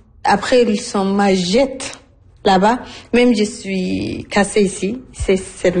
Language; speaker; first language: French; non-native, learner; Arabic